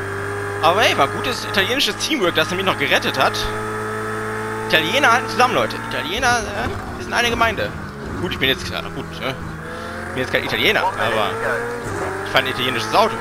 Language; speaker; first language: German; native; German